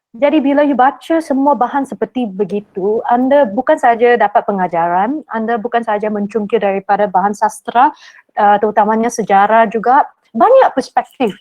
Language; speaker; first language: Malay; non-native, local second language; Min Nan Chinese